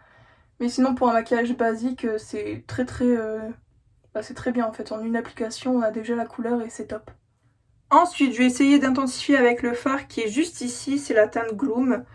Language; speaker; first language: French; native; French